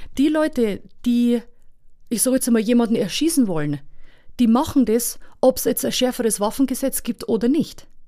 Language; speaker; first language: German; native; German